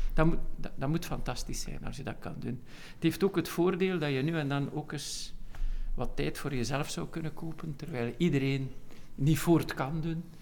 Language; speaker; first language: Dutch; native; Dutch